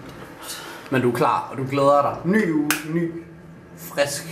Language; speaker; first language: Danish; native; Danish